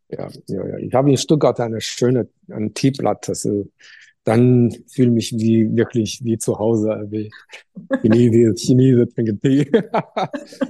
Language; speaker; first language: German; non-native, fluent; Chinese